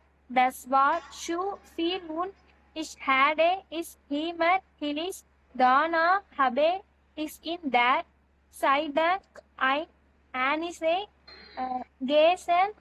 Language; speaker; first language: German; non-native, learner; Tamil